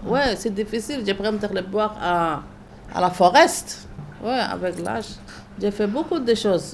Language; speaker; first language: French; non-native, learner; Somali